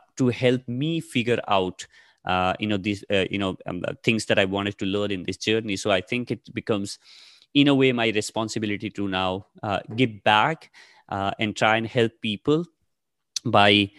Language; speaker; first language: English; non-native, local second language; Nepali